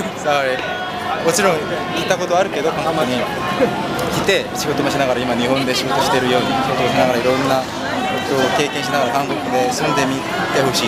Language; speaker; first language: Japanese; non-native, fluent; Korean